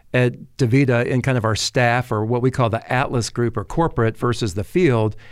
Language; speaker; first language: English; native; English